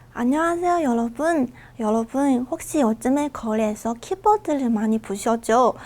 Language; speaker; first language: Korean; non-native, fluent; Chinese